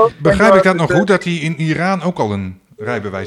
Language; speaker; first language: Dutch; native; Dutch